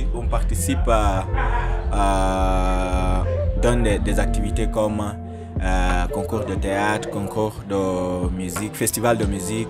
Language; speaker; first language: French; non-native, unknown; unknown